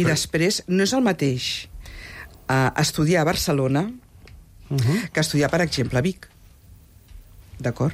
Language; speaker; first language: Catalan; native; Catalan